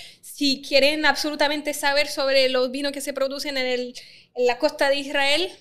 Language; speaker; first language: Spanish; non-native, fluent; French